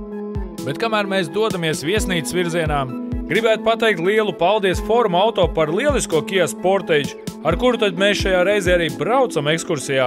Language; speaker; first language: Latvian; native; Latvian